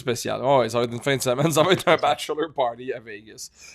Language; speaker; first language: French; native; French